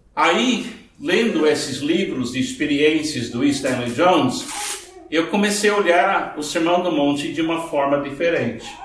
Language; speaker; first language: Portuguese; non-native, fluent; English